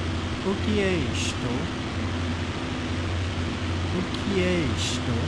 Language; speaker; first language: Portuguese; non-native, learner; English